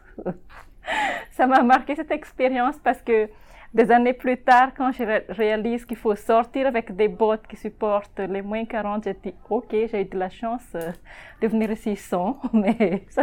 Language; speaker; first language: French; non-native, local second language; Malagasy